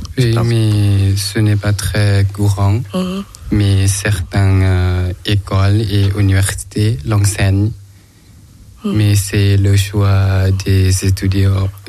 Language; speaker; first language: French; non-native, learner; Thai